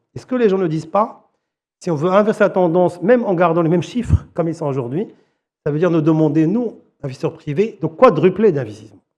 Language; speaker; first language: French; non-native, local second language; Arabic